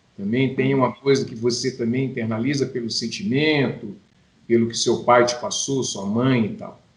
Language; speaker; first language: Portuguese; native; Portuguese